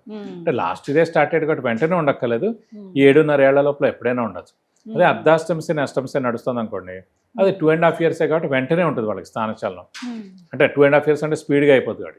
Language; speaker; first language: Telugu; native; Telugu